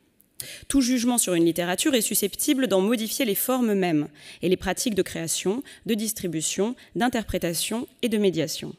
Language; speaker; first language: French; native; French